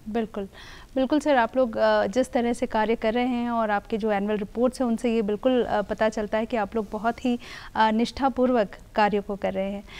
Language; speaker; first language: Hindi; native; Hindi